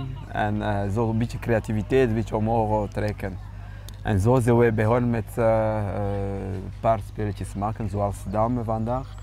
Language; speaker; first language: Dutch; non-native, fluent; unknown